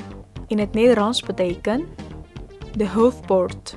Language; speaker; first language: Dutch; non-native, learner; Indonesian